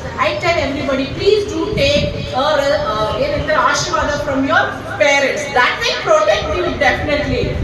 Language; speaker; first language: English; non-native, local second language; Kannada